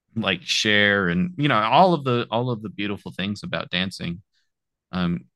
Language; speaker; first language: English; native; English